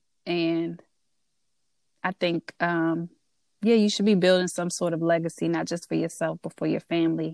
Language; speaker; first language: English; native; English